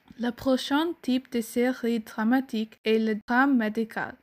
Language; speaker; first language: French; non-native, learner; English